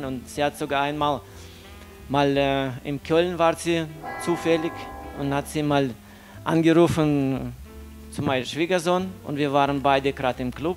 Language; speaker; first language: German; non-native, fluent; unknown